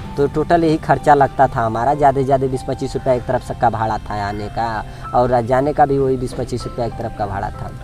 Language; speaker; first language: Hindi; native; Hindi